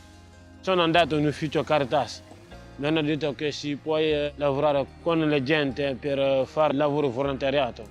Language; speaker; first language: Italian; non-native, learner; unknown